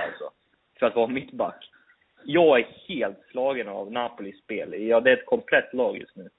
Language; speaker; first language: Swedish; native; Swedish